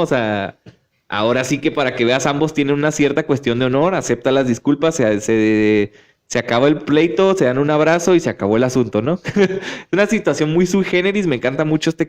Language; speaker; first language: Spanish; native; Spanish